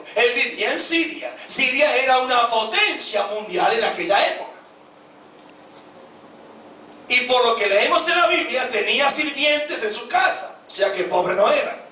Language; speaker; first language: Spanish; native; Spanish